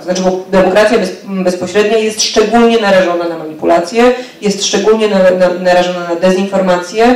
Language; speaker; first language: Polish; native; Polish